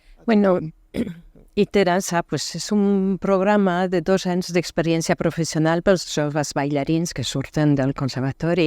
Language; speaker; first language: Catalan; non-native, fluent; French